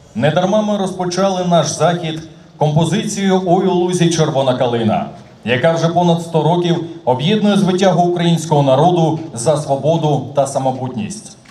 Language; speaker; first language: Ukrainian; native; Ukrainian